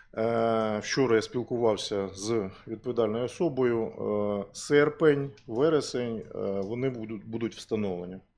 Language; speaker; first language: Ukrainian; native; Ukrainian